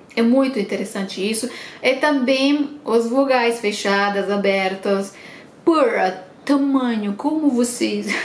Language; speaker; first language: Portuguese; non-native, fluent; Romanian